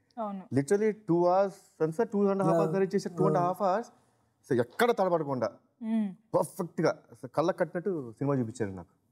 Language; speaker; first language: Telugu; native; Telugu